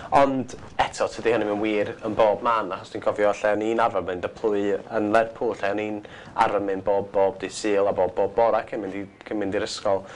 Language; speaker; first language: Welsh; non-native, local second language; English